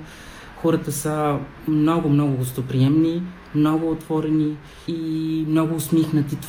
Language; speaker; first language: Bulgarian; non-native, fluent; Spanish